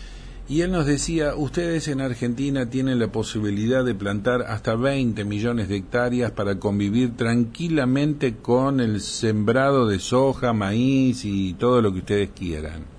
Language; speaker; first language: Spanish; native; Spanish